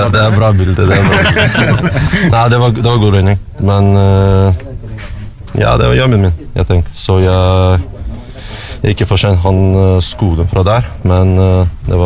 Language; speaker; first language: Norwegian; non-native, learner; Russian